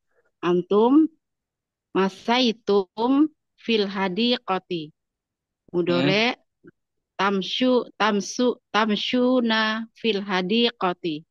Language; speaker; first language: Arabic; non-native, learner; Indonesian